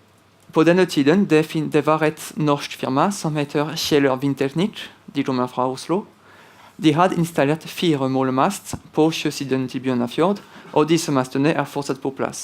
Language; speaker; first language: Norwegian; non-native, fluent; French